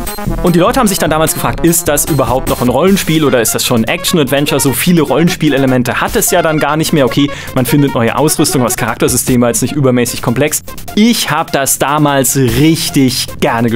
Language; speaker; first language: German; native; German